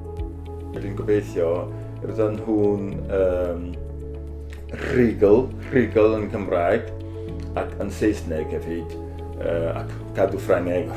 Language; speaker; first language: Welsh; non-native, learner; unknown